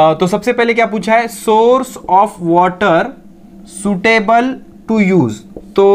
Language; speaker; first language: Hindi; non-native, local second language; Marathi